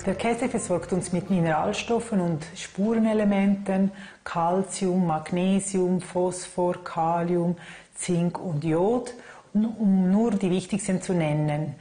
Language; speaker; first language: German; native; German